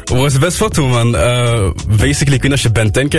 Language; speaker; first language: Dutch; non-native, local second language; French